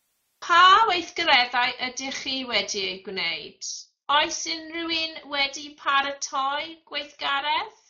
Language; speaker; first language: Welsh; non-native, fluent; English